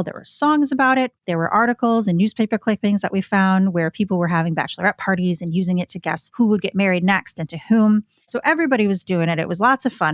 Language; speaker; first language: English; native; English